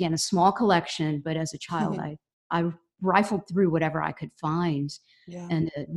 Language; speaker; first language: English; native; English